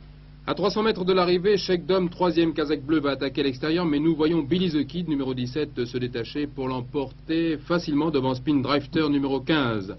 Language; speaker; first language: French; native; French